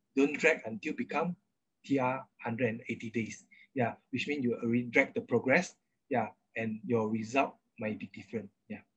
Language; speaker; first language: English; non-native, local second language; Chinese